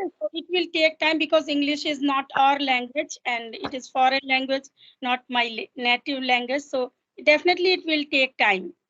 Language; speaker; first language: English; non-native, local second language; Hindi